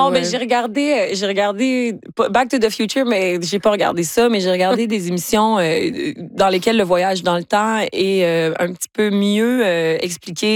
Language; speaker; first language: French; native; French